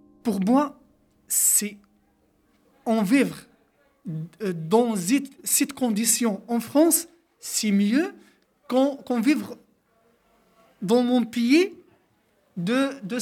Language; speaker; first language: French; non-native, local second language; Arabic